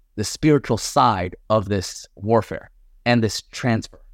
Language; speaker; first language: English; native; English